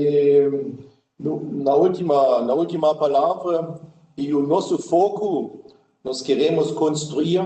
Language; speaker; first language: Portuguese; non-native, learner; German